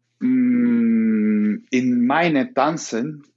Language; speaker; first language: German; non-native, learner; Spanish